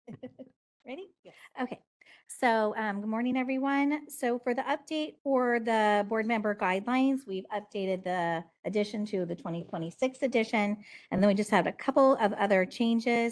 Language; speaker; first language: English; native; English